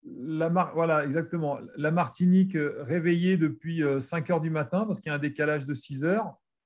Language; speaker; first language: French; native; French